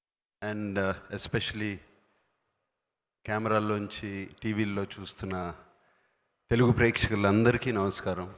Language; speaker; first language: Telugu; native; Telugu